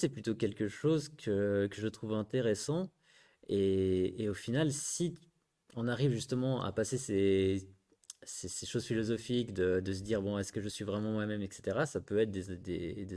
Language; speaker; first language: French; native; French